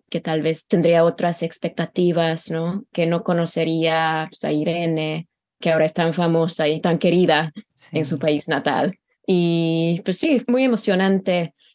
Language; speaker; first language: Spanish; non-native, fluent; English